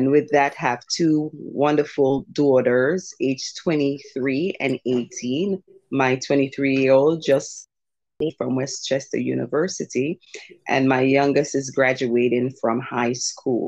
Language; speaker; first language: English; early bilingual, other home language; Jamaican Creole English